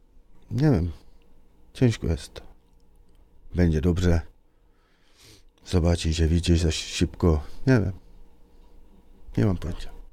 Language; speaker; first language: Polish; early bilingual, heritage; Czech